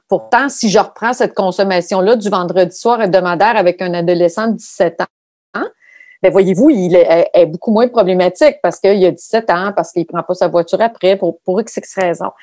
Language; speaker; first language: French; native; French